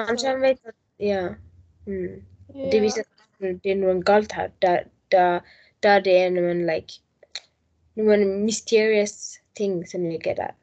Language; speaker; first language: Norwegian; non-native, learner; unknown